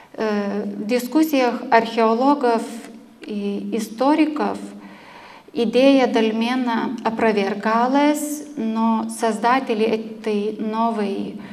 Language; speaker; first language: Russian; non-native, fluent; Lithuanian